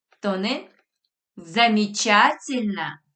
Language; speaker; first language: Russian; non-native, fluent; Korean